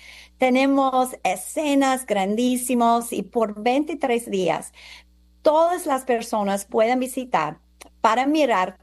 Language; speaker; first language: Spanish; non-native, fluent; English